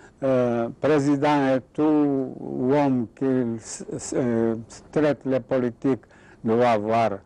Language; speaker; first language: French; non-native, fluent; Serbian